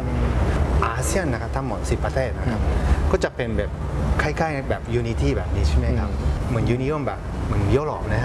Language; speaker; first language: Thai; native; Thai